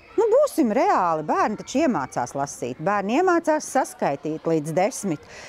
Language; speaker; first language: Latvian; native; Latvian